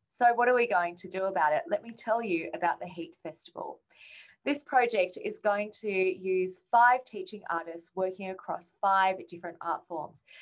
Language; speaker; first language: English; native; English